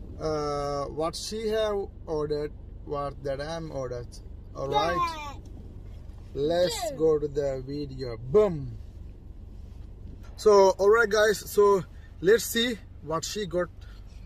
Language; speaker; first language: English; non-native, learner; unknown